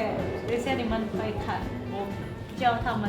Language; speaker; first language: Chinese; non-native, fluent; Indonesian